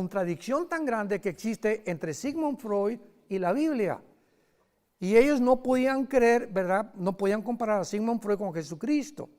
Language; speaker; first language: Spanish; native; Spanish